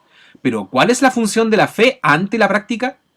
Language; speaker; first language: Spanish; native; Spanish